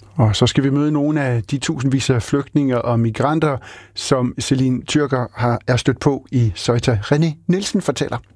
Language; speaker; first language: Danish; native; Danish